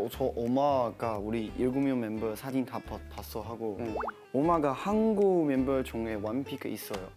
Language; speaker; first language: Korean; non-native, learner; Chinese